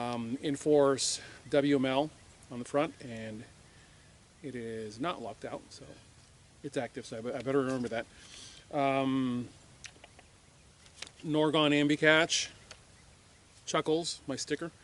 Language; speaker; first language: English; native; English